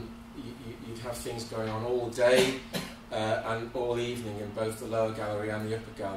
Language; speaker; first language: English; native; English